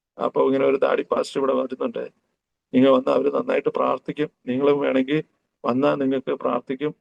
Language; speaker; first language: Malayalam; early bilingual, heritage; Malayalam